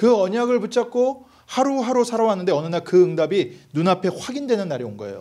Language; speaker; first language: Korean; native; Korean